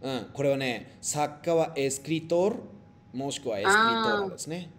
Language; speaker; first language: Japanese; non-native, fluent; Spanish